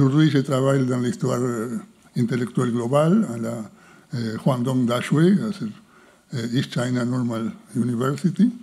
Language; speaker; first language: French; non-native, fluent; Spanish